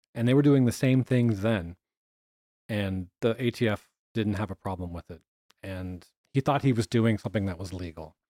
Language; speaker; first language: English; native; English